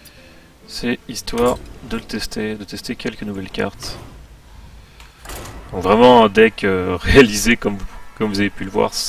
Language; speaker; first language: French; native; French